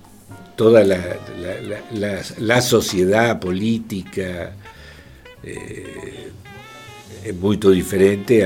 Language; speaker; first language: Portuguese; non-native, fluent; Spanish